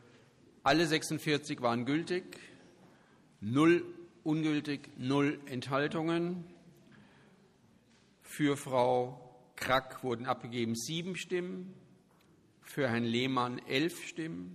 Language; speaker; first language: German; native; German